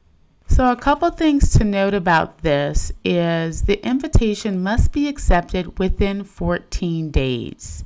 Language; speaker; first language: English; native; English